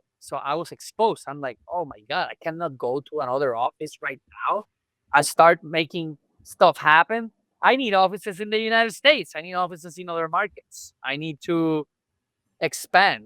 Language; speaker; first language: English; non-native, local second language; Spanish